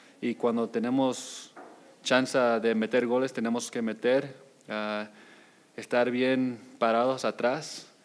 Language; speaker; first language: Spanish; early bilingual, heritage; Spanish